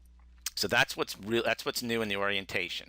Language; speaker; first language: English; native; English